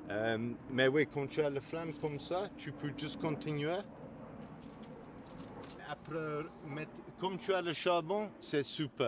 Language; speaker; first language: French; non-native, learner; English